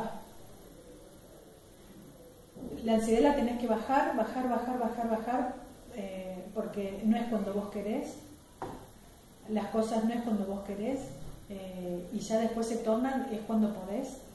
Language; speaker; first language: Spanish; native; Spanish